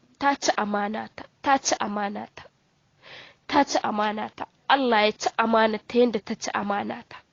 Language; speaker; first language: Hausa; native; Hausa